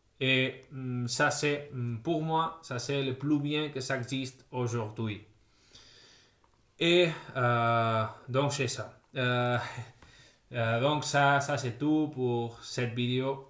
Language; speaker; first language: French; non-native, fluent; Spanish